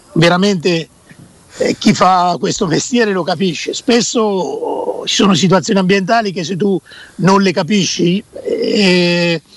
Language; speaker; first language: Italian; native; Italian